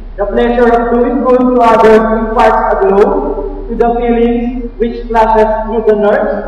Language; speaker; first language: English; non-native, local second language; Filipino